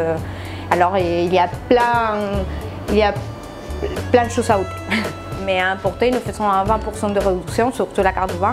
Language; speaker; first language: French; non-native, fluent; Spanish